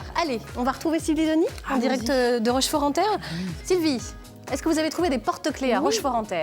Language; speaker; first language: French; native; French